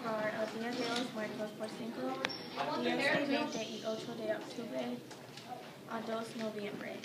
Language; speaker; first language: Spanish; non-native, learner; English